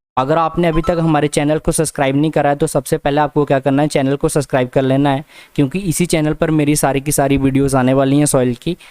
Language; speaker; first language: Hindi; non-native, local second language; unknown